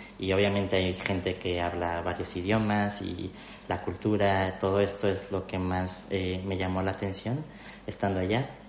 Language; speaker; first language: Spanish; native; Spanish